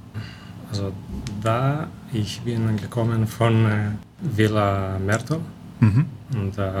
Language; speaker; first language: German; non-native, local second language; Romanian